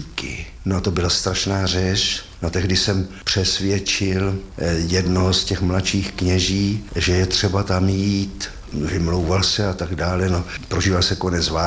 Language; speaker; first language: Czech; native; Czech